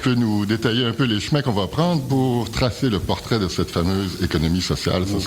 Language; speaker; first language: French; native; French